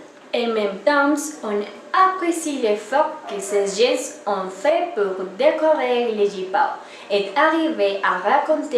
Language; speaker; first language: French; non-native, learner; Spanish